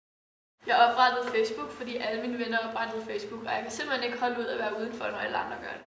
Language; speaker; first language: Danish; native; Danish